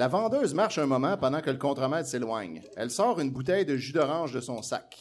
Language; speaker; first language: French; native; French